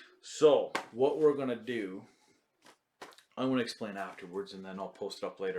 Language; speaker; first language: English; native; English